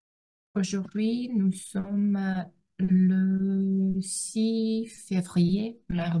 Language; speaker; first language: French; non-native, learner; Russian